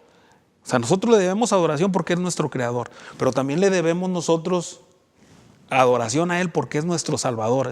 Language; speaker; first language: Spanish; native; Spanish